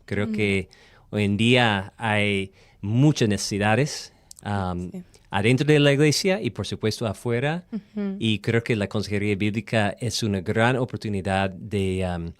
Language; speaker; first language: Spanish; non-native, fluent; English